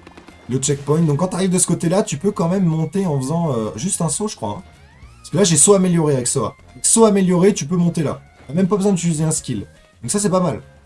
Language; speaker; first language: French; native; French